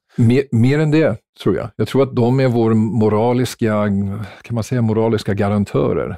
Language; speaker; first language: Swedish; non-native, fluent; English